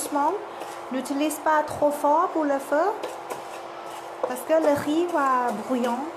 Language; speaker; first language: French; non-native, learner; Thai